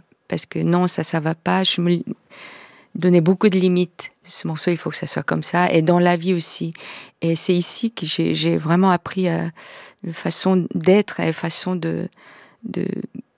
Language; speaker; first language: French; non-native, fluent; Korean